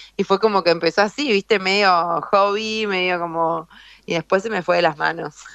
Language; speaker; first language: Spanish; native; Spanish